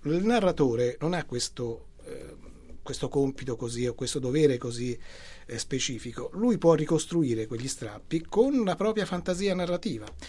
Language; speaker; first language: Italian; native; Italian